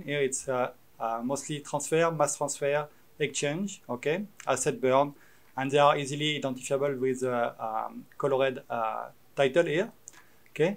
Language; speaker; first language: English; non-native, fluent; French